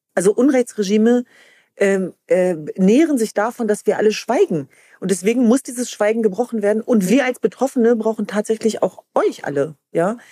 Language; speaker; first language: German; early bilingual, other home language; Kurdish